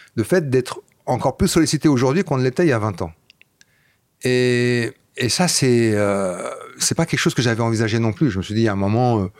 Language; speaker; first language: French; non-native, fluent; Dutch